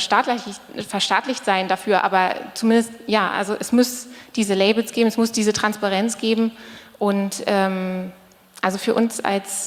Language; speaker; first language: German; native; German